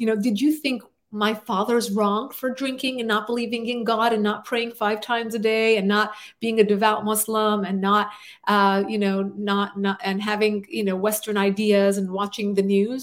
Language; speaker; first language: English; native; English